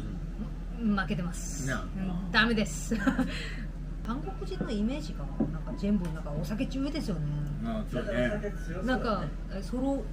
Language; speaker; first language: Japanese; non-native, learner; Korean